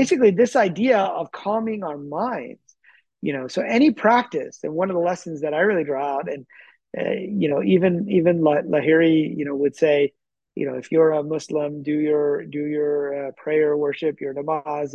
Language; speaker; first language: English; native; English